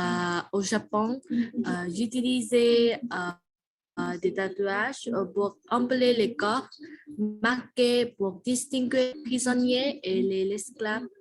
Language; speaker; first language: French; non-native, learner; Vietnamese